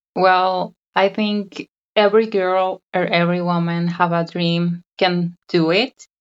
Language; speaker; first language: English; non-native, learner; Spanish